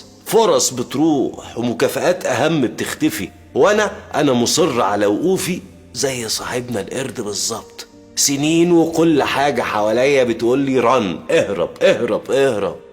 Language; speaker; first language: Arabic; native; Arabic